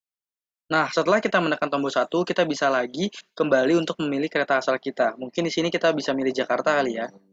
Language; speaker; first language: Indonesian; native; Indonesian